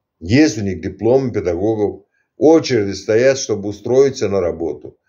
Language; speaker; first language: Russian; non-native, local second language; Turkmen